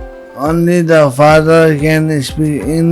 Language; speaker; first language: English; non-native, learner; Nepali